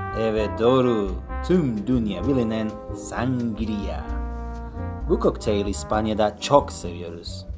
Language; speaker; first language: Turkish; non-native, learner; Spanish